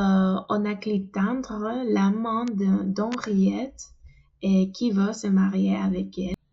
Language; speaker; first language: French; non-native, fluent; Spanish